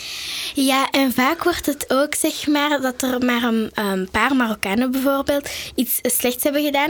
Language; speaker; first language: Dutch; early bilingual, other home language; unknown